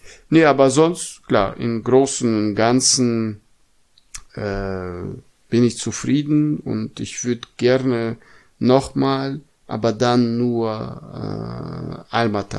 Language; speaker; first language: German; non-native, fluent; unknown